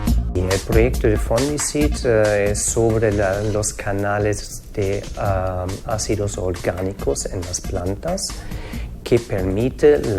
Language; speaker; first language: Spanish; non-native, fluent; German